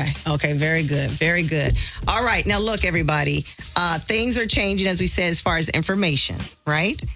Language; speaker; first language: English; native; English